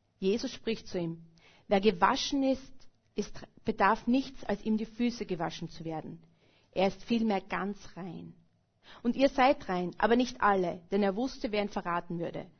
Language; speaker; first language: German; native; German